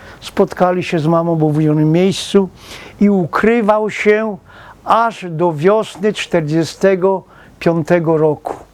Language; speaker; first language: Polish; native; Polish